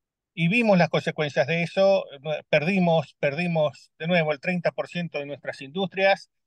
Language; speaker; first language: Spanish; native; Spanish